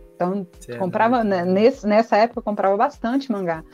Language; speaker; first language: Portuguese; native; Portuguese